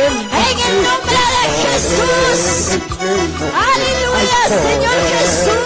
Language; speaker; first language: Spanish; non-native, local second language; Quechua